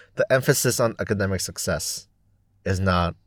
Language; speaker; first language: English; non-native, local second language; Cantonese